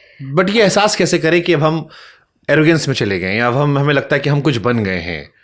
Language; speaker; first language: Hindi; native; Hindi